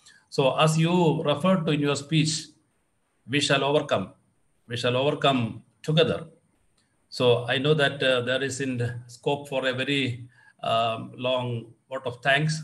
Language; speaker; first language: English; non-native, local second language; Malayalam